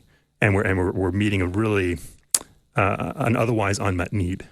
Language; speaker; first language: English; native; English